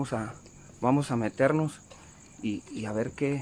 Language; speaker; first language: Spanish; native; Spanish